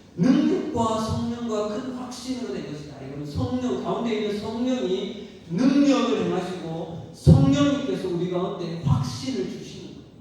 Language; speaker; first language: Korean; native; Korean